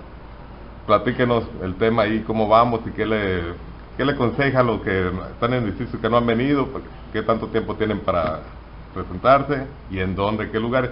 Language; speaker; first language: Spanish; native; Spanish